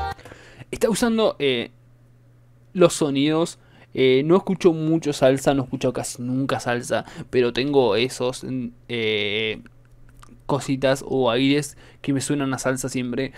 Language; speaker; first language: Spanish; native; Spanish